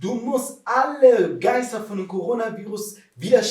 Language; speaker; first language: German; non-native, fluent; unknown